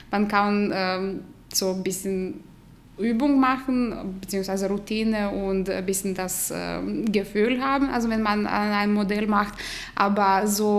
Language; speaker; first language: German; non-native, fluent; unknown